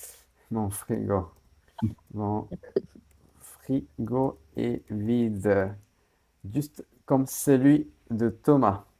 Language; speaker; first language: French; non-native, fluent; Sinhala